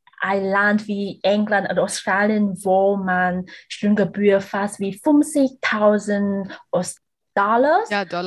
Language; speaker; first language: German; non-native, learner; Vietnamese